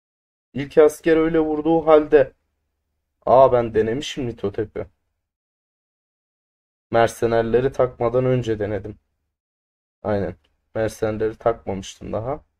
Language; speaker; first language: Turkish; native; Turkish